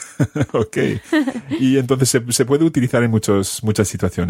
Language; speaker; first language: Spanish; non-native, fluent; English